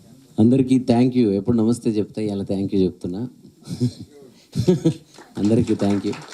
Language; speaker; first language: Telugu; native; Telugu